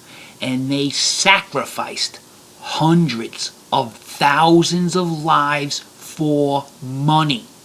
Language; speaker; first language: English; native; English